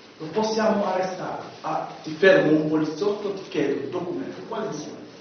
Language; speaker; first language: Italian; non-native, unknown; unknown